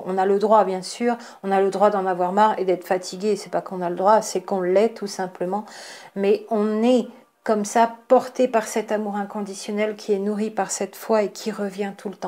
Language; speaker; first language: French; native; French